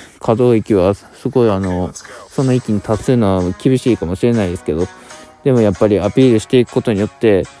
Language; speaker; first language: Japanese; native; Japanese